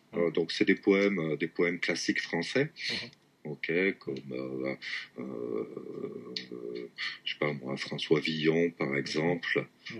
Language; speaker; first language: French; native; French